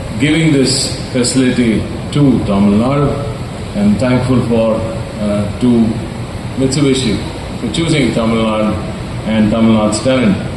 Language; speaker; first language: English; non-native, local second language; Tamil